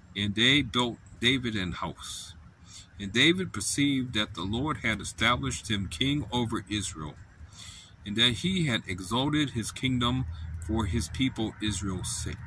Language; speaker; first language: English; native; English